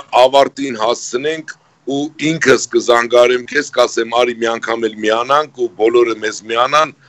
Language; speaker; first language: Armenian; native; Armenian